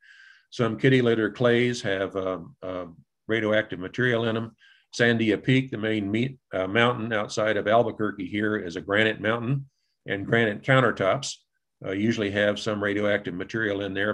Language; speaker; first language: English; native; English